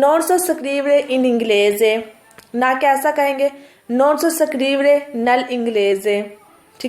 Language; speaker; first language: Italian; non-native, fluent; Urdu